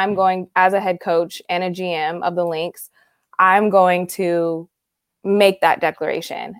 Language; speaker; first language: English; native; English